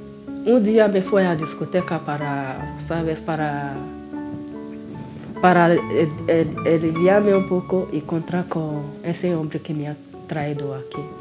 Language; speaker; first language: Spanish; non-native, learner; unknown